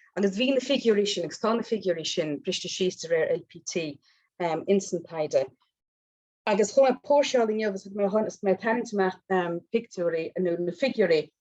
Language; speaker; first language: Irish; native; Irish